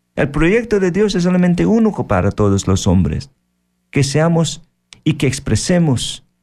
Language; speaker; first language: Spanish; non-native, fluent; Filipino